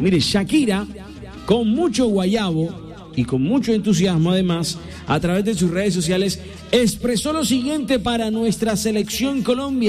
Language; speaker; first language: Spanish; native; Spanish